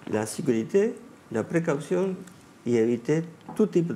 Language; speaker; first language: French; non-native, fluent; Spanish